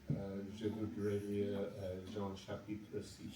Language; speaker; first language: French; non-native, learner; English